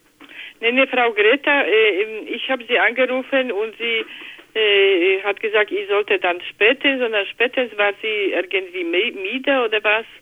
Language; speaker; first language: German; non-native, learner; Polish